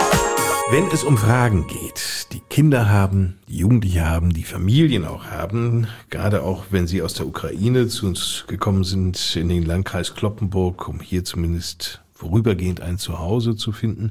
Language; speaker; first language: German; native; German